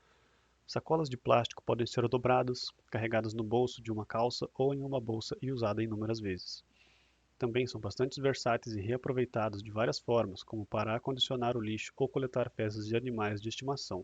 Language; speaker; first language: Portuguese; native; Portuguese